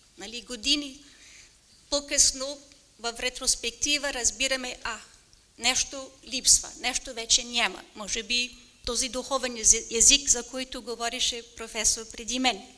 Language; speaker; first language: Bulgarian; non-native, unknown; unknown